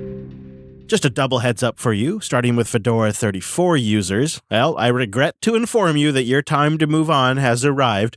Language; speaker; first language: English; native; English